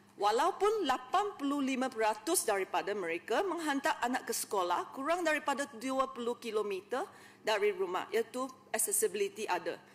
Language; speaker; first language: Malay; non-native, local second language; Chinese